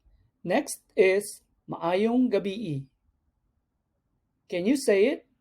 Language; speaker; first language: English; non-native, local second language; Cebuano